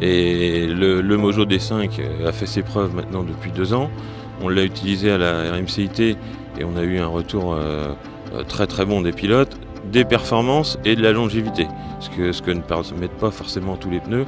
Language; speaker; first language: French; native; French